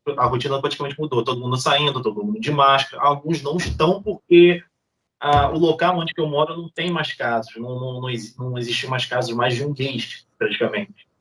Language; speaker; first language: Portuguese; native; Portuguese